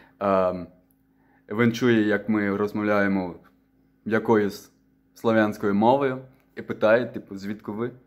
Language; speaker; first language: Ukrainian; non-native, fluent; Dutch